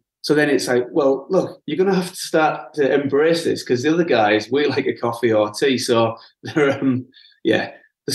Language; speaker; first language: English; native; English